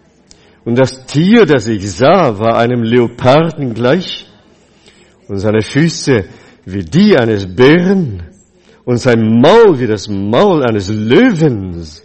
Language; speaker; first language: German; non-native, fluent; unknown